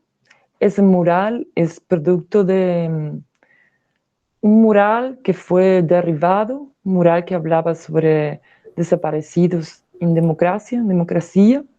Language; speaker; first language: Portuguese; non-native, learner; Spanish